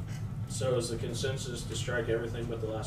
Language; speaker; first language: English; native; English